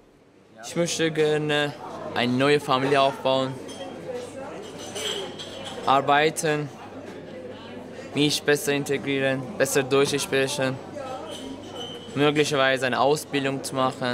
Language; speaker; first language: German; non-native, learner; Persian